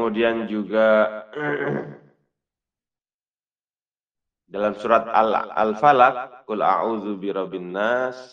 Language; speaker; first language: Indonesian; native; Indonesian